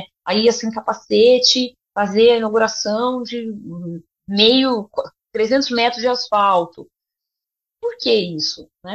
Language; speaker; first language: Portuguese; native; Portuguese